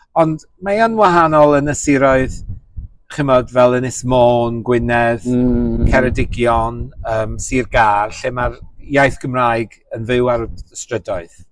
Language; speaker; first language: Welsh; native; Welsh